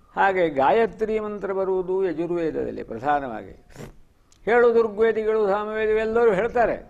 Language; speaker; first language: Kannada; native; Kannada